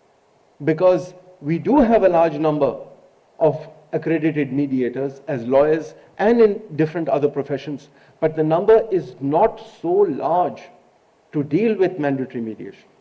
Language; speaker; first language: English; non-native, local second language; Urdu